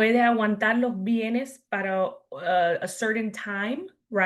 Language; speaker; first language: Spanish; early bilingual, heritage; English